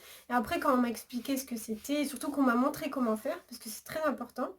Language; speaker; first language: French; native; French